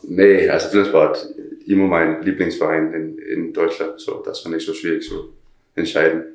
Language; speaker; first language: German; non-native, learner; Danish